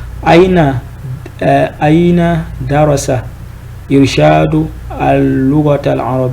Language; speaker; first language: Arabic; non-native, fluent; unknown